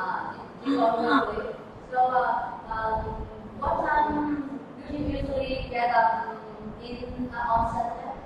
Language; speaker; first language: English; non-native, learner; Vietnamese